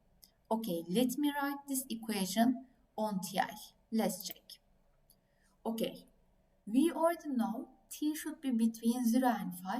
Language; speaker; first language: English; non-native, fluent; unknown